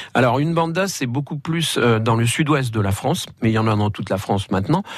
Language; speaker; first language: French; native; French